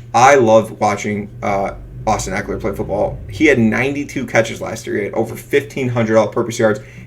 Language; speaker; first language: English; native; English